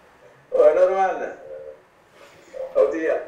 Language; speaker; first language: Russian; non-native, learner; Kabuverdianu